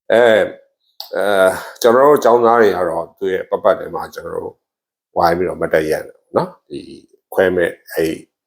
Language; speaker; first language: Burmese; native; Burmese